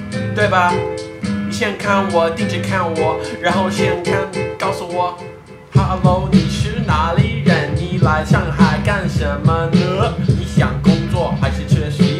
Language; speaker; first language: Chinese; non-native, fluent; English